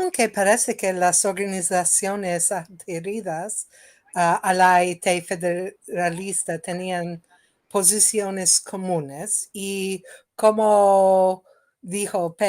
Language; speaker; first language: Spanish; non-native, fluent; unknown